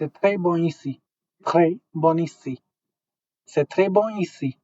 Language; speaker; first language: French; non-native, learner; English